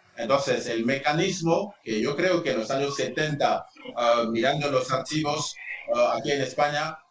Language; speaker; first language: Spanish; non-native, fluent; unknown